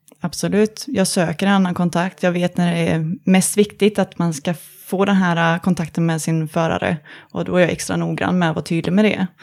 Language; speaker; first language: Swedish; native; Swedish